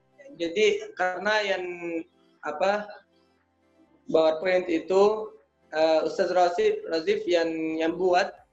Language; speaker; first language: Indonesian; non-native, learner; Arabic